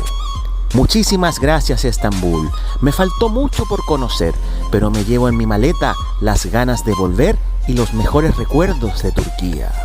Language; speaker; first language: Spanish; native; Spanish